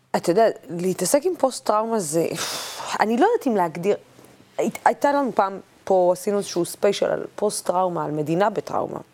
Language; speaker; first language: Hebrew; non-native, local second language; Arabic